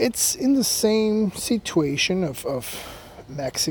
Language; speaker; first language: English; non-native, fluent; Spanish